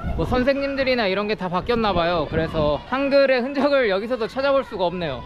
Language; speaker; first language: Korean; native; Korean